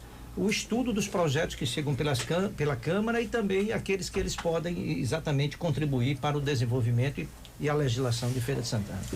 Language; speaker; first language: Portuguese; native; Portuguese